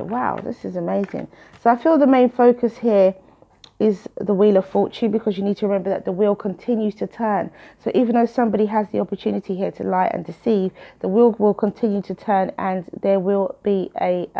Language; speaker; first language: English; native; English